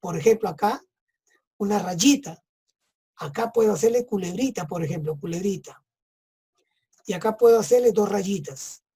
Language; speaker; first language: Spanish; native; Spanish